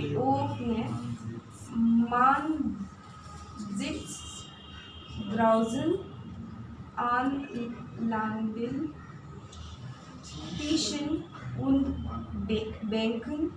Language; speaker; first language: German; non-native, learner; Marathi